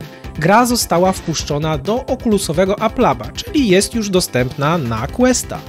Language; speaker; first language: Polish; native; Polish